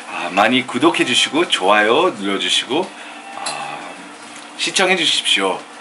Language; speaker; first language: Korean; early bilingual, heritage; Korean